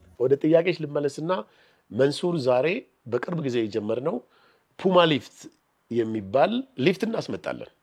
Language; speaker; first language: Amharic; non-native, local second language; Oromo